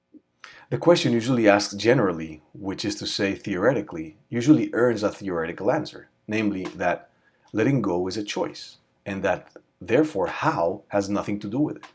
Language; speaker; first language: English; native; English